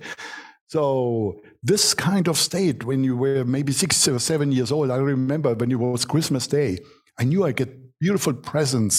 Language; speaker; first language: English; non-native, fluent; German